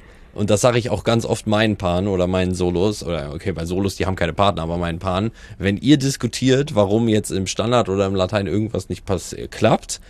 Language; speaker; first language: German; native; German